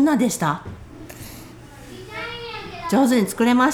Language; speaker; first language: Japanese; native; Japanese